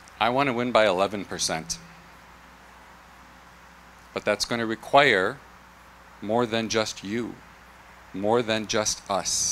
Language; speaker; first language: English; native; English